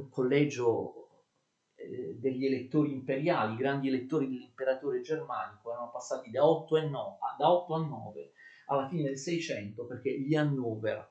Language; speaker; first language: Italian; native; Italian